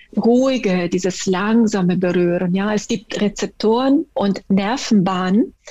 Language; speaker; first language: German; non-native, fluent; Italian